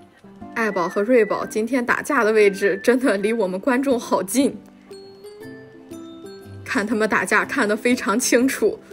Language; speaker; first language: Chinese; native; Chinese